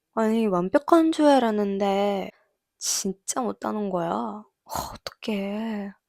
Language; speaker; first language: Korean; non-native, learner; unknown